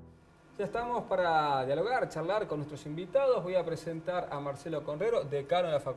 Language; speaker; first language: Spanish; native; Spanish